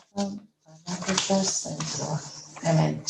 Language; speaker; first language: Basque; non-native, local second language; Spanish